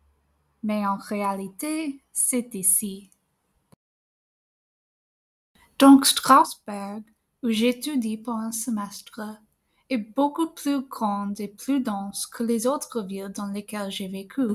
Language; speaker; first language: French; non-native, fluent; English